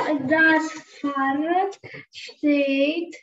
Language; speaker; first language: German; non-native, learner; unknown